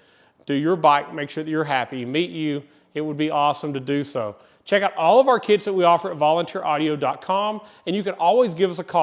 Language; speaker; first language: English; native; English